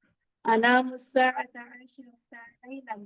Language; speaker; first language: Arabic; non-native, learner; Indonesian